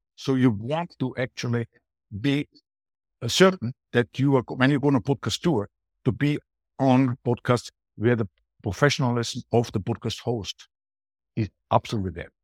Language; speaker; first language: English; non-native, fluent; German